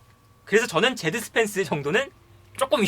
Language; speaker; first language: Korean; native; Korean